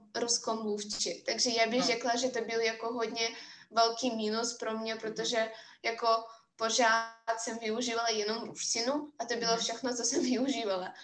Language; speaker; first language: Czech; non-native, fluent; Russian